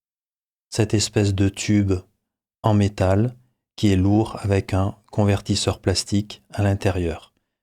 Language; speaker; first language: French; native; French